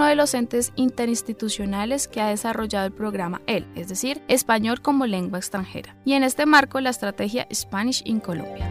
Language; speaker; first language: Spanish; native; Spanish